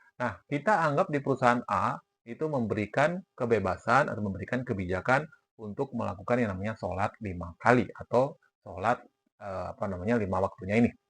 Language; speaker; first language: Indonesian; native; Indonesian